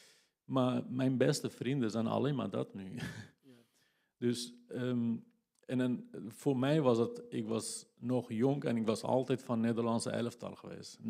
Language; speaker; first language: Dutch; non-native, fluent; Kurdish